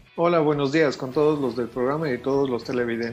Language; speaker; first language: Spanish; native; Spanish